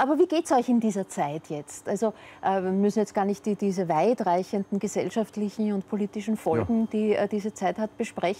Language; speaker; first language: German; native; German